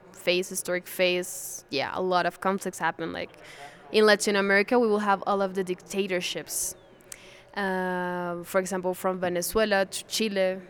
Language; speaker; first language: English; non-native, fluent; Spanish